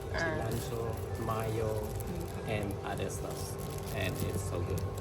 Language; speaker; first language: English; non-native, learner; Vietnamese